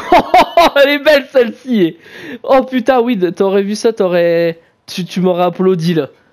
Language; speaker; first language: French; native; French